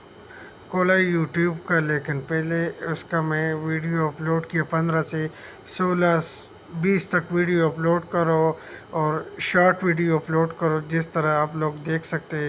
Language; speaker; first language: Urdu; non-native, local second language; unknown